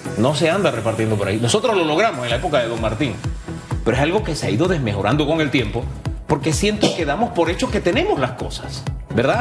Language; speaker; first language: Spanish; native; Spanish